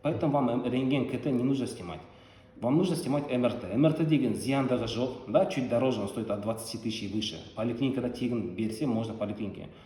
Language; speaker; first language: Russian; non-native, local second language; Kazakh